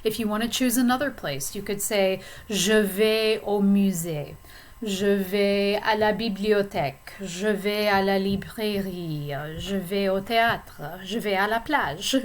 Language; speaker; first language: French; non-native, fluent; English